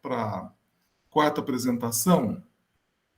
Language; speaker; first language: Portuguese; native; Portuguese